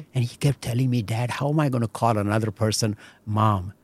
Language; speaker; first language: English; non-native, local second language; Marathi